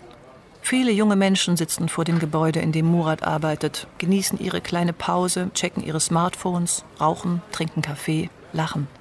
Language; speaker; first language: German; native; German